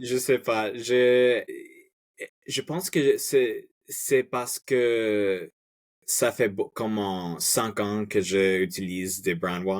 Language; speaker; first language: French; non-native, fluent; Spanish